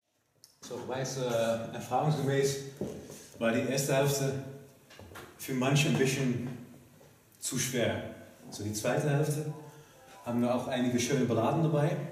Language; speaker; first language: German; non-native, fluent; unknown